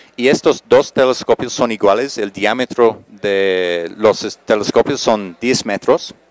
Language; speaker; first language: Spanish; non-native, fluent; English